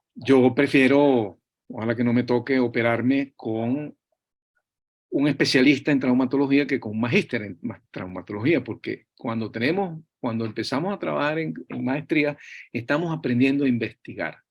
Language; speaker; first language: Spanish; native; Spanish